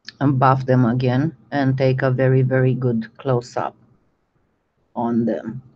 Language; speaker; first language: English; non-native, fluent; French